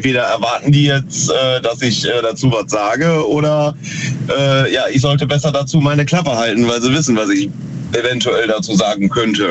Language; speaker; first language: German; native; German